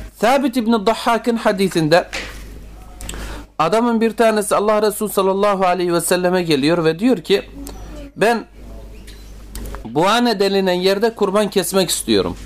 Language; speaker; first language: Turkish; native; Turkish